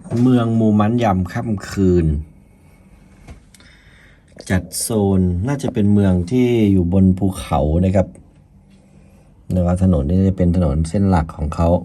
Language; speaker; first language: Thai; native; Thai